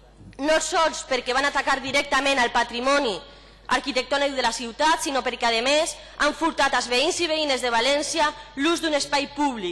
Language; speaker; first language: Catalan; native; Catalan